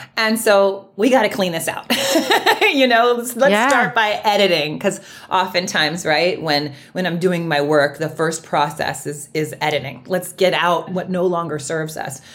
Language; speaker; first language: English; native; English